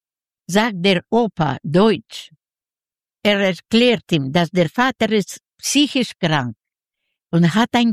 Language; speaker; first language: German; non-native, learner; Yiddish